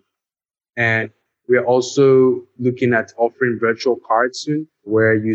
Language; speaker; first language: English; non-native, local second language; Yoruba